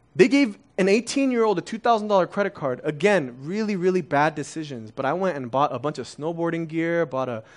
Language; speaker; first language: English; early bilingual, other home language; Korean